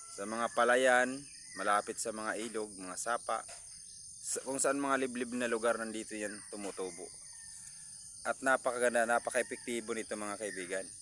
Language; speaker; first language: Filipino; non-native, local second language; Cebuano